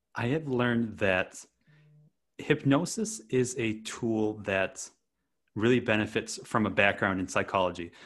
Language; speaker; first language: English; native; English